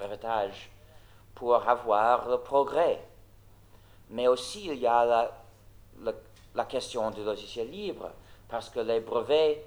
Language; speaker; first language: French; non-native, fluent; English